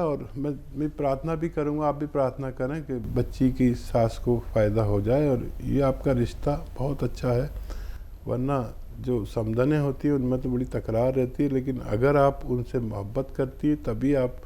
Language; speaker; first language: Hindi; native; Hindi